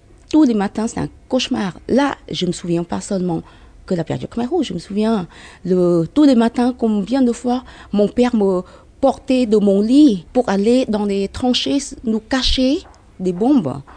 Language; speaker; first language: French; non-native, fluent; Khmer